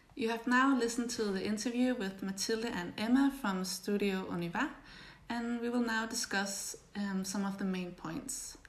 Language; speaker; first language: English; non-native, fluent; Danish